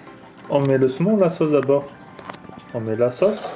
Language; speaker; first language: French; native; French